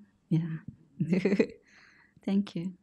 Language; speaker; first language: English; non-native, learner; Korean